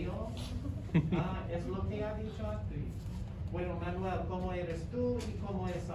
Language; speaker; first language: Spanish; non-native, fluent; English